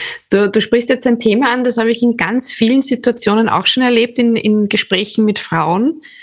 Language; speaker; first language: German; native; German